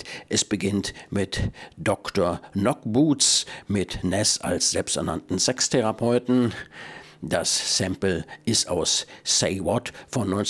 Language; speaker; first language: German; native; German